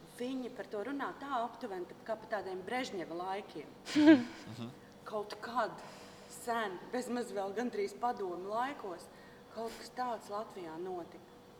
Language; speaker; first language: Latvian; native; Latvian